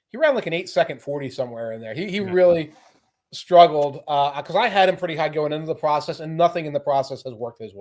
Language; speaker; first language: English; native; English